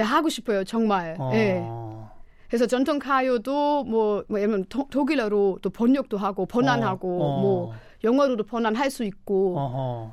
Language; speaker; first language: Korean; non-native, fluent; German